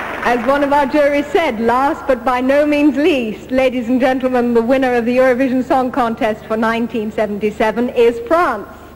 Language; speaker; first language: English; native; English